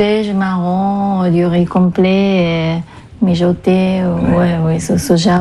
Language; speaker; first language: French; non-native, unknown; Japanese